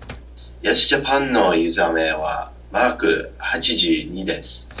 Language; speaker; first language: Japanese; non-native, learner; English